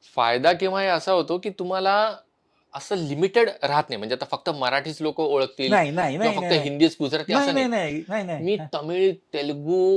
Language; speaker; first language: Marathi; native; Marathi